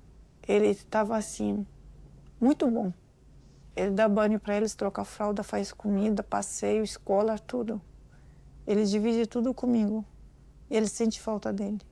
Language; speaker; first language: Portuguese; non-native, learner; Arabic